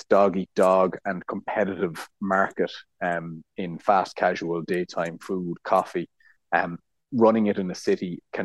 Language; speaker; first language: English; native; English